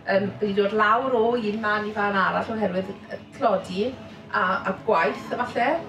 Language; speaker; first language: Welsh; native; Welsh